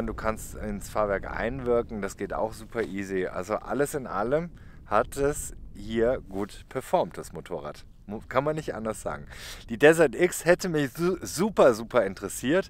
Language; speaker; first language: German; native; German